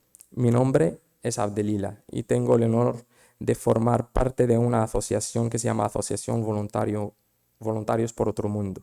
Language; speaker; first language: Spanish; non-native, fluent; Arabic